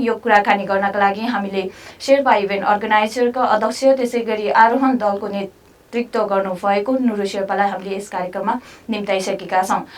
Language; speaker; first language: Nepali; non-native, local second language; Sherpa